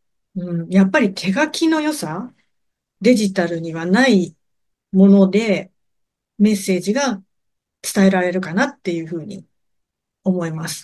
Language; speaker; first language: Japanese; native; Japanese